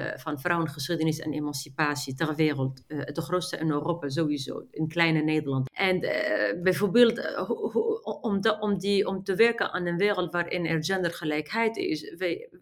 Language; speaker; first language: Dutch; non-native, fluent; Arabic